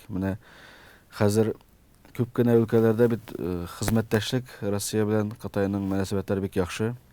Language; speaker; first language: Tatar; early bilingual, heritage; Tatar